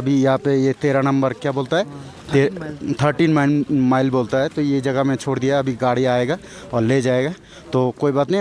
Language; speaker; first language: Hindi; non-native, local second language; Bangla